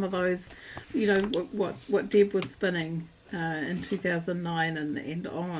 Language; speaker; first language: English; native; English